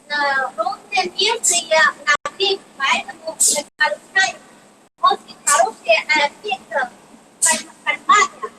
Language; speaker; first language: Russian; non-native, learner; Chinese